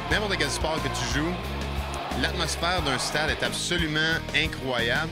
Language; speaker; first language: French; native; French